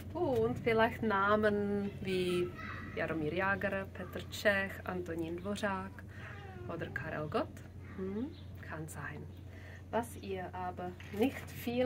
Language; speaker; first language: German; non-native, fluent; Czech